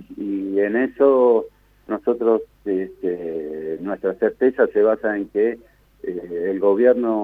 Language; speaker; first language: Spanish; native; Spanish